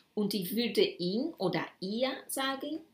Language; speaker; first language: German; non-native, fluent; Spanish